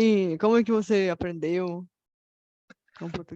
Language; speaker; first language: Portuguese; non-native, fluent; Bulgarian